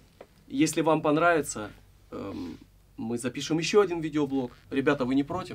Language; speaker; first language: Russian; native; Russian